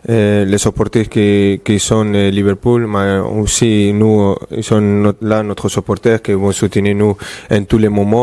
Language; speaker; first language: French; non-native, fluent; Spanish